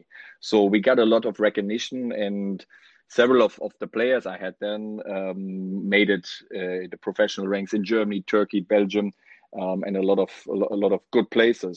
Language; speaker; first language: English; non-native, fluent; German